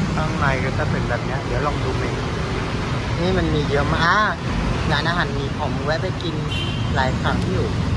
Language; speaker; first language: Thai; non-native, fluent; Vietnamese